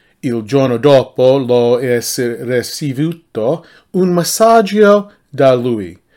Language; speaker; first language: Italian; non-native, learner; English